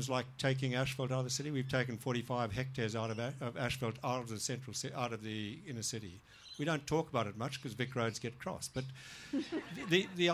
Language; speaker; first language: English; native; English